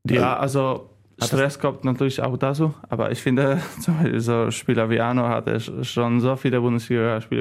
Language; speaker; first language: German; non-native, learner; Polish